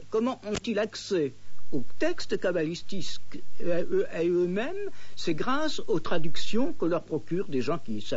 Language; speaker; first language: French; native; French